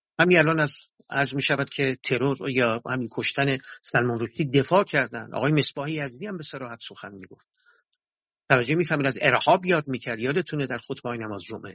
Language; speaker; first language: Persian; native; Persian